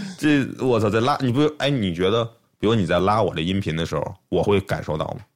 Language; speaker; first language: Chinese; native; Chinese